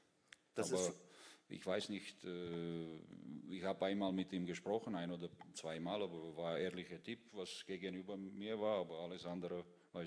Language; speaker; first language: German; non-native, fluent; Russian